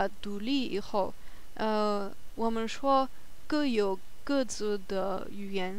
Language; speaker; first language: Chinese; non-native, learner; German